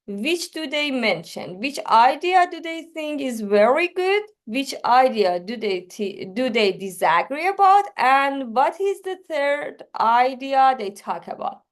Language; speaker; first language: English; non-native, learner; Persian